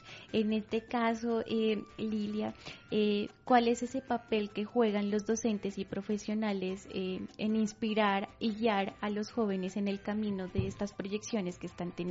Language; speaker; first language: Spanish; native; Spanish